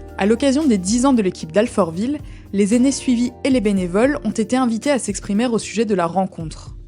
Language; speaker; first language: French; native; French